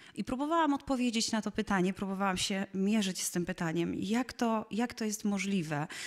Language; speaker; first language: Polish; native; Polish